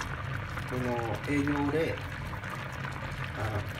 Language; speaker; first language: Japanese; non-native, learner; Vietnamese